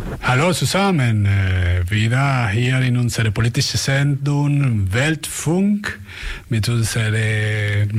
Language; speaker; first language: German; non-native, fluent; Spanish